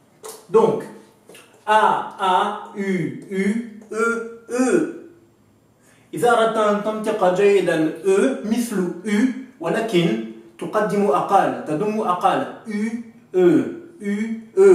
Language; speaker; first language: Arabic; non-native, fluent; French